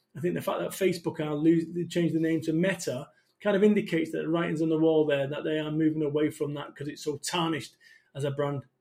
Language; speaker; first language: English; native; English